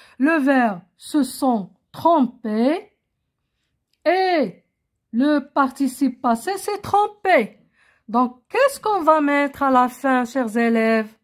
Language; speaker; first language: French; non-native, local second language; Arabic